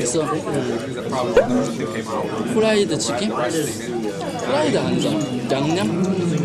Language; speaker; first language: Korean; non-native, learner; Chinese